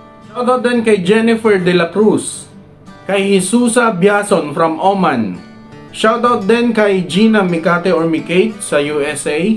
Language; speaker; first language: Filipino; native; Filipino